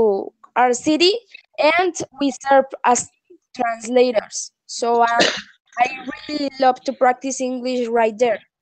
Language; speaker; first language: English; non-native, learner; Spanish